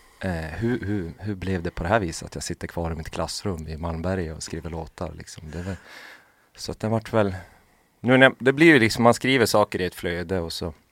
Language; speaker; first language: Swedish; native; Swedish